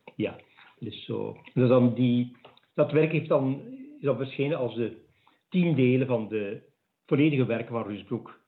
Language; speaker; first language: Dutch; native; Dutch